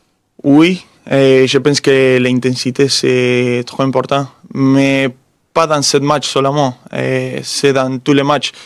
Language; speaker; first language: French; non-native, fluent; Spanish